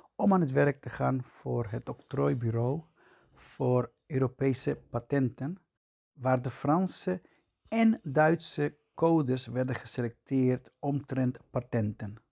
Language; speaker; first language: Dutch; non-native, fluent; Spanish